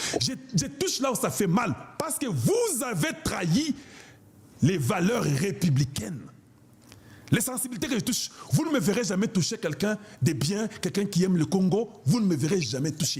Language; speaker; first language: French; non-native, local second language; Lingala